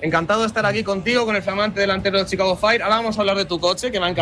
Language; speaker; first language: Spanish; native; Spanish